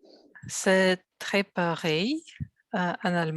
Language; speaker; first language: French; non-native, learner; Russian